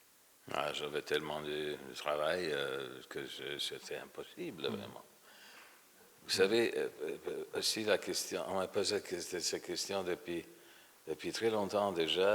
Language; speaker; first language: French; non-native, fluent; Polish